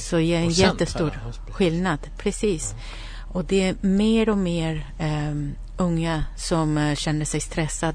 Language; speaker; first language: Swedish; non-native, fluent; Spanish